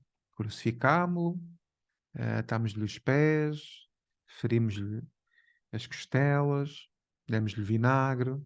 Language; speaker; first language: Portuguese; native; Portuguese